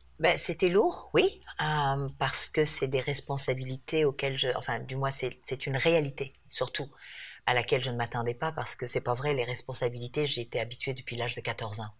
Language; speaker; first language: French; native; French